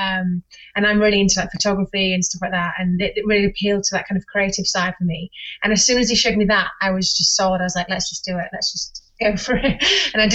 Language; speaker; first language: English; native; English